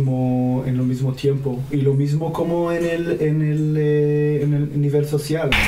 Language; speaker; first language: Spanish; non-native, fluent; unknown